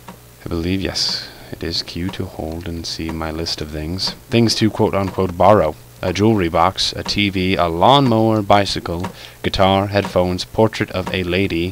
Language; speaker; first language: English; native; English